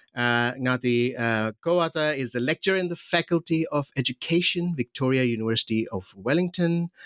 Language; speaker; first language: English; non-native, local second language; Urdu